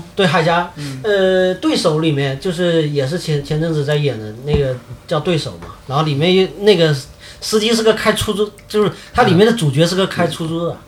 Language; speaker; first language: Chinese; native; Chinese